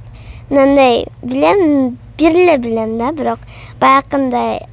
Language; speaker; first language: Kyrgyz; early bilingual, heritage; Kyrgyz